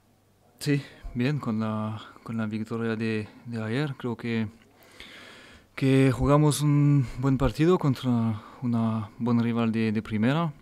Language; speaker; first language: Spanish; non-native, fluent; French